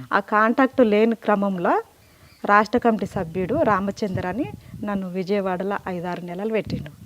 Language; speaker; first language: Telugu; native; Telugu